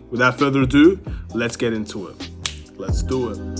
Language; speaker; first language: English; native; English